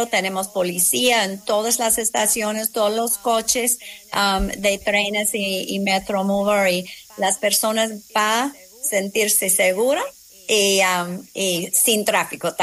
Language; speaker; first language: Spanish; non-native, fluent; English